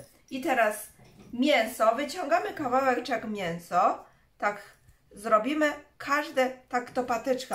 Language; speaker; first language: Polish; non-native, learner; Chinese